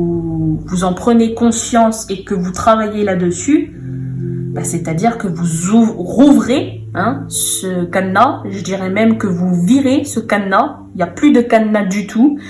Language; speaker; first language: French; native; French